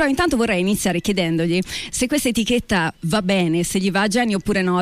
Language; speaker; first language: Italian; native; Italian